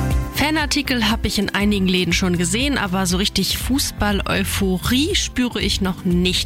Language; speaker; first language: German; native; German